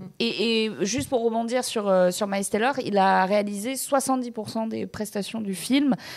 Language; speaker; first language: French; native; French